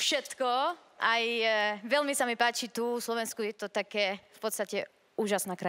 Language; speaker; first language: Slovak; non-native, learner; Arabic